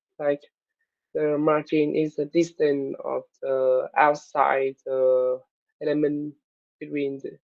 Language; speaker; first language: English; non-native, learner; Vietnamese